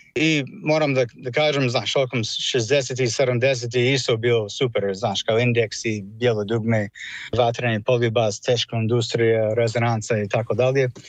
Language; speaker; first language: Croatian; non-native, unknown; English